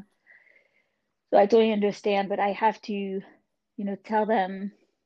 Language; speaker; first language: English; non-native, fluent; French